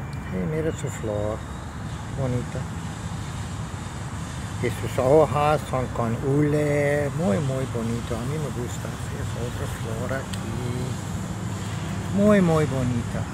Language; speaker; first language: Spanish; non-native, learner; English